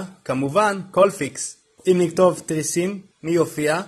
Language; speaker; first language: Hebrew; native; Hebrew